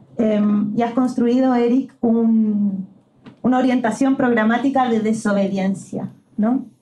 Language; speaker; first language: Spanish; native; Spanish